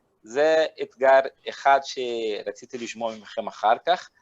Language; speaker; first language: Hebrew; non-native, fluent; Portuguese